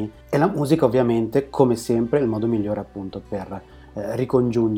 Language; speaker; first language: Italian; native; Italian